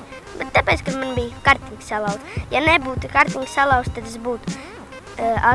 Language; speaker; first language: Latvian; non-native, local second language; Russian